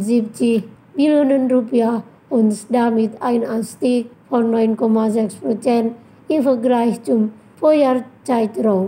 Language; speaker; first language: German; non-native, fluent; Indonesian